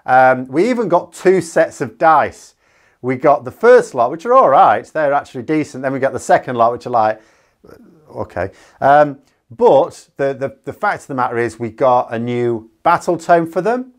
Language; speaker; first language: English; native; English